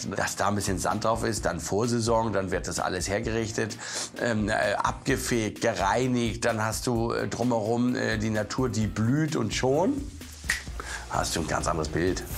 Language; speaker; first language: German; native; German